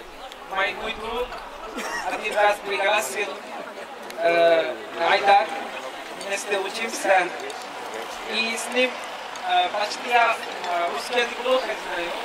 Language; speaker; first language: Russian; non-native, learner; Bangla